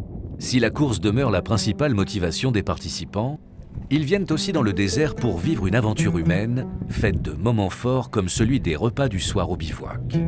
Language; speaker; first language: French; native; French